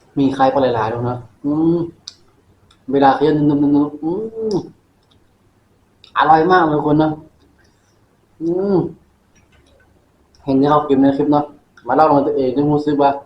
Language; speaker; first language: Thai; non-native, local second language; Northeastern Thai